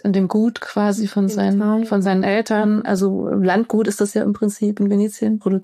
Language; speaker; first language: German; native; German